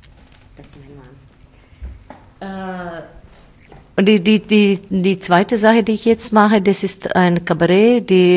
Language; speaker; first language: German; non-native, fluent; Bosnian